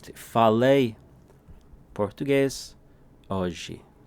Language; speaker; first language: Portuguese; non-native, fluent; English